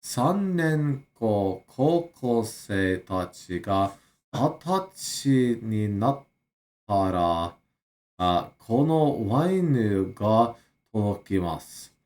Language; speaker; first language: Japanese; non-native, learner; English